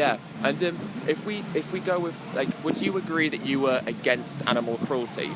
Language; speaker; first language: English; native; English